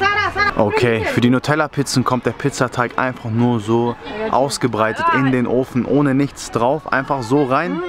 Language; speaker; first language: German; native; German